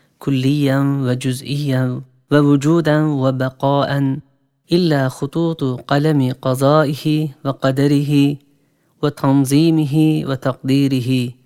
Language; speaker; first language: Arabic; non-native, fluent; Turkish